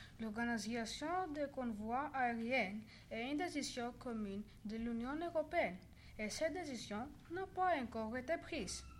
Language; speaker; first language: French; non-native, learner; Greek